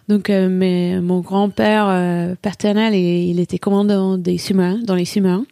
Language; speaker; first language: French; non-native, fluent; English